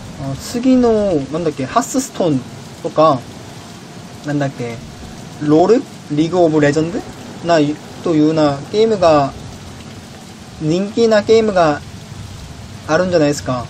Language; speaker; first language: Japanese; non-native, learner; Korean